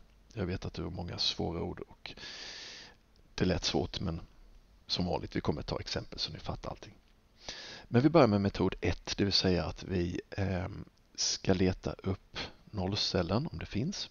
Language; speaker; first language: Swedish; native; Swedish